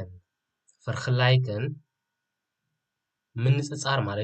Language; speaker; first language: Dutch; non-native, fluent; Tigrinya